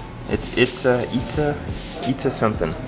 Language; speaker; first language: English; native; English